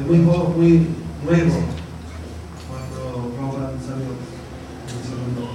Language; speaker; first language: Spanish; non-native, fluent; English